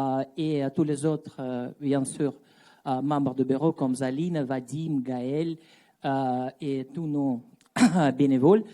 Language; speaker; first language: French; non-native, fluent; Russian